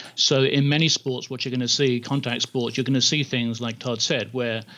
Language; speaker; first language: English; native; English